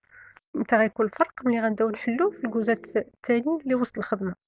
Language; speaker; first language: Arabic; native; Arabic